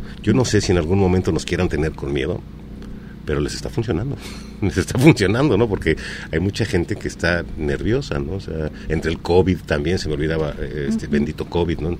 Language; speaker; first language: Spanish; native; Spanish